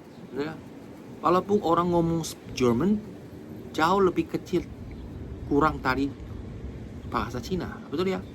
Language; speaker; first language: Indonesian; non-native, fluent; Chinese